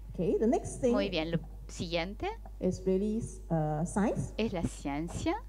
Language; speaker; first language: Spanish; non-native, fluent; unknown